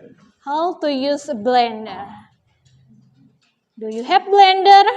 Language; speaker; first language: English; non-native, learner; Indonesian